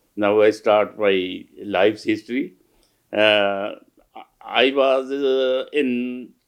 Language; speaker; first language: English; non-native, local second language; Punjabi